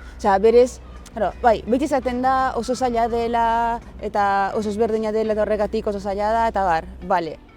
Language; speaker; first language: Basque; non-native, fluent; Italian